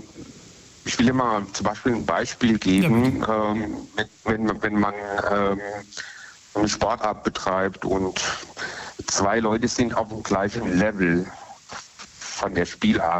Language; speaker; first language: German; native; German